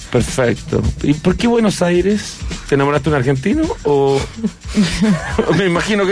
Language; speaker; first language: Spanish; native; Spanish